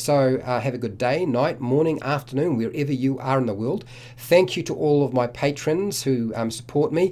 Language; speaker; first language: English; native; English